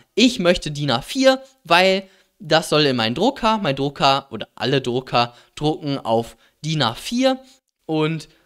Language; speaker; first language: German; native; German